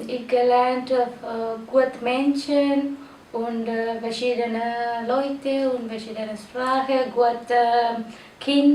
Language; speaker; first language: German; non-native, learner; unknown